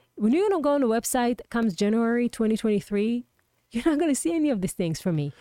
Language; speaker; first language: English; non-native, fluent; Hebrew